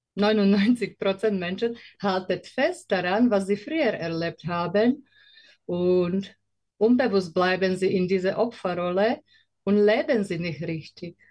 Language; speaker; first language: German; non-native, learner; Slovak